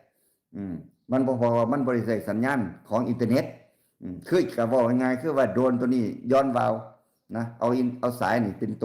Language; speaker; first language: Thai; non-native, local second language; Lao